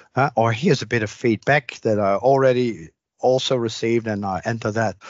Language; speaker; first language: English; non-native, fluent; Dutch